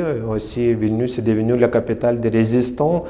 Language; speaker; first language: French; non-native, fluent; Lithuanian